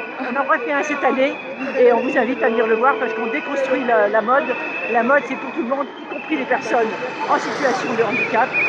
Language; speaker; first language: French; native; French